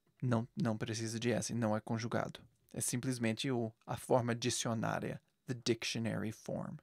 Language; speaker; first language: Portuguese; non-native, fluent; English